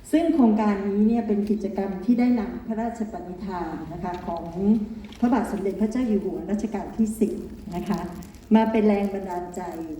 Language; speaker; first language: Thai; native; Thai